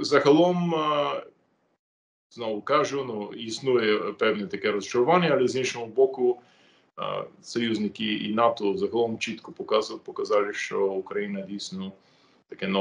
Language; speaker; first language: Ukrainian; non-native, fluent; English